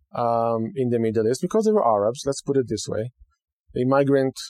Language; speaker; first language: English; non-native, fluent; Hebrew